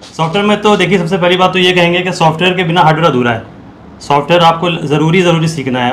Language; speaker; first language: Hindi; native; Hindi